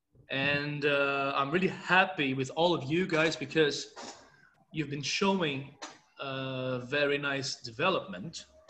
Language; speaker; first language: English; non-native, fluent; Portuguese